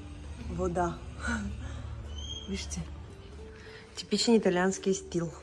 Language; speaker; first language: Bulgarian; non-native, fluent; Russian